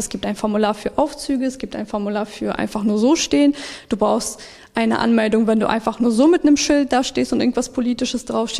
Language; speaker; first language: German; early bilingual, other home language; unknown